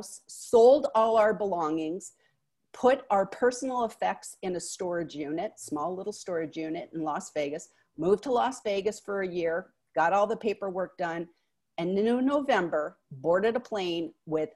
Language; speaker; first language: English; native; English